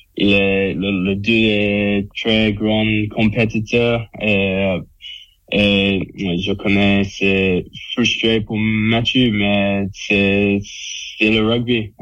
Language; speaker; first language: French; non-native, learner; English